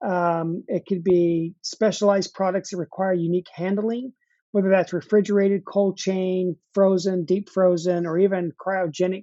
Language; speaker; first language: English; native; English